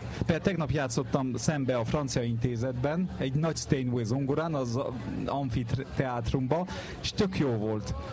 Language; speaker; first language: Hungarian; non-native, fluent; French